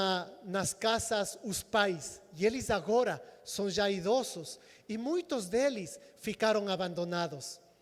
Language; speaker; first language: Portuguese; non-native, fluent; Spanish